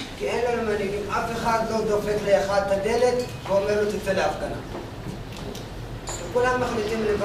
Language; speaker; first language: Hebrew; non-native, fluent; Tigrinya